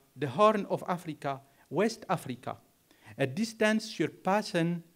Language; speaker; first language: English; non-native, fluent; Arabic